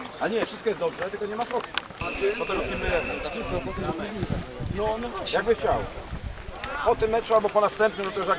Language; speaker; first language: Polish; native; Polish